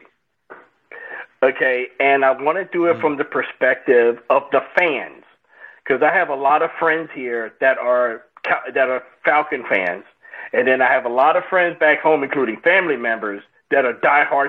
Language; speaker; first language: English; native; English